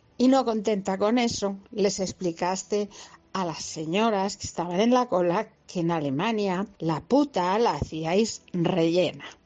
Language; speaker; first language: Spanish; native; Spanish